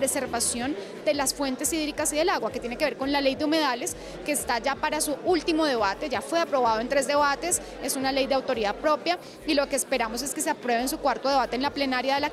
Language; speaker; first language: Spanish; native; Spanish